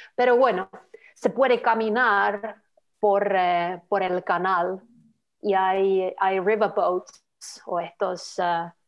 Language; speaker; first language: Spanish; non-native, fluent; Finnish